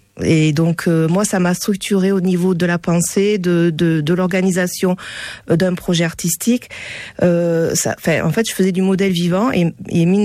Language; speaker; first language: French; native; French